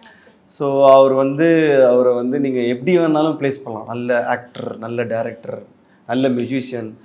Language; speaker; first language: Tamil; native; Tamil